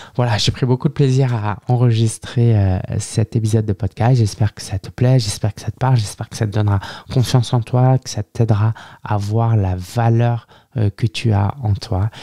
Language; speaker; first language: French; early bilingual, other home language; Chinese